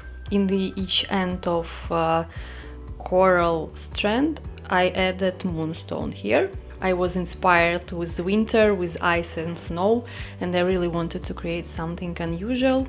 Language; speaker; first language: English; non-native, fluent; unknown